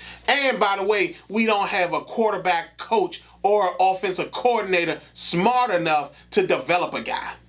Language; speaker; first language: English; native; English